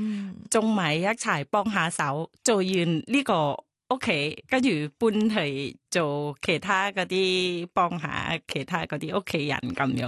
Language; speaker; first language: Cantonese; non-native, learner; Thai